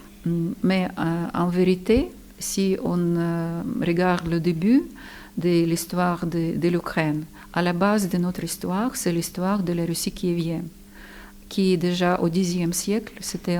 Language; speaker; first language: French; non-native, fluent; Ukrainian